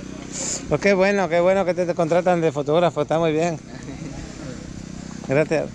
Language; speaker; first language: Spanish; native; Spanish